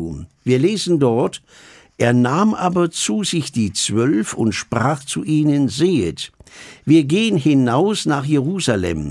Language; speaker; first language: German; native; German